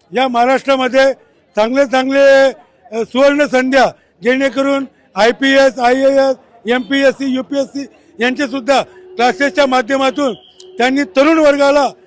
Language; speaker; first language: Marathi; native; Marathi